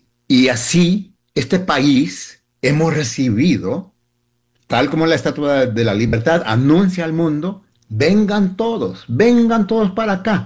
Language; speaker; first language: Spanish; early bilingual, other home language; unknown